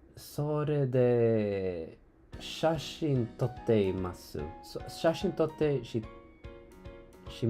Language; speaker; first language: Japanese; non-native, learner; English